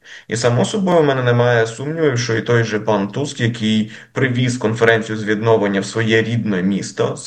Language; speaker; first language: Ukrainian; native; Ukrainian